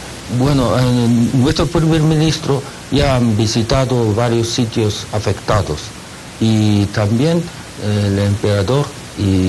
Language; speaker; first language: Spanish; non-native, learner; Japanese